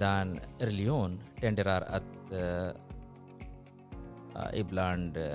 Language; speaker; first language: Swedish; non-native, fluent; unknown